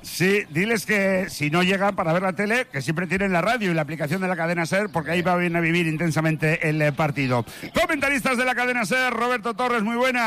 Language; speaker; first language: Spanish; native; Spanish